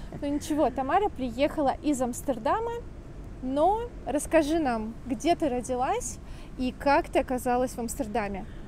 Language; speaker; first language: Russian; native; Russian